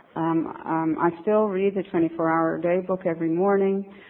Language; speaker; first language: English; native; English